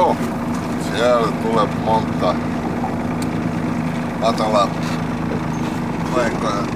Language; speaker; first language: Finnish; non-native, local second language; Swedish